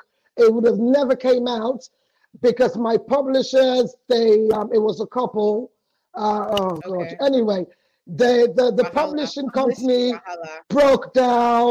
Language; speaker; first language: English; non-native, local second language; Krio